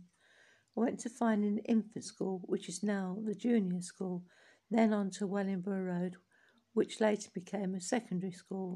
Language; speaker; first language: English; native; English